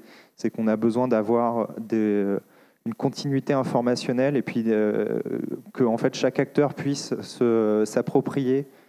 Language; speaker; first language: French; native; French